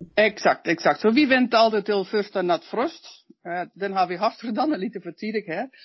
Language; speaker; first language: Swedish; non-native, learner; Dutch